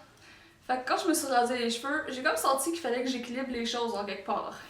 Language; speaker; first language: French; native; French